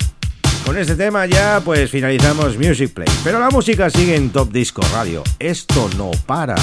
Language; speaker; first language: Spanish; native; Spanish